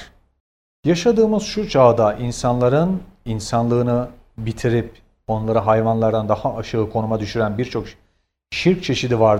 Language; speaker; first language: Turkish; native; Turkish